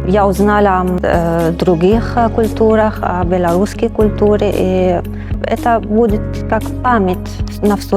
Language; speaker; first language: Russian; non-native, learner; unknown